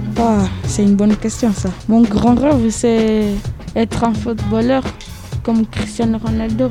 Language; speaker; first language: French; non-native, learner; Portuguese